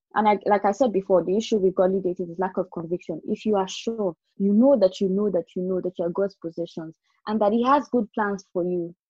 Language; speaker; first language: English; non-native, local second language; Yoruba